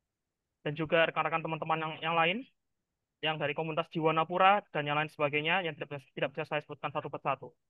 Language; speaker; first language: Indonesian; native; Indonesian